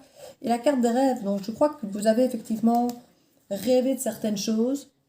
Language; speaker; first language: French; native; French